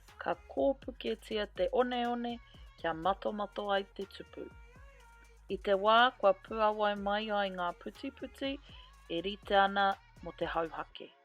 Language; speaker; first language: Māori; non-native, local second language; English